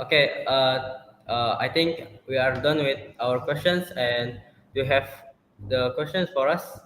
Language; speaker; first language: English; non-native, fluent; Indonesian